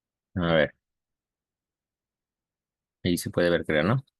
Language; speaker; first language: Spanish; native; Spanish